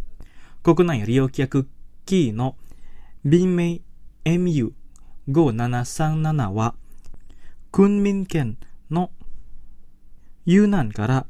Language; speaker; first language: Japanese; non-native, fluent; Indonesian